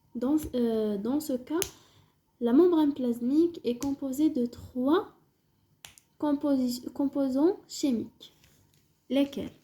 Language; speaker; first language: French; non-native, local second language; Arabic